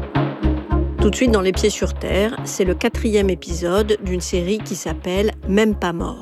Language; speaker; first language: French; native; French